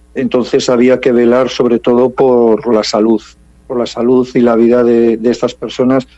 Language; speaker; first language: Spanish; early bilingual, heritage; English